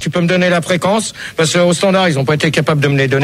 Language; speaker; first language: French; native; French